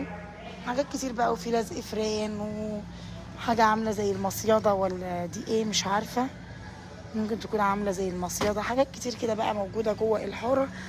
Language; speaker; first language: Arabic; native; Arabic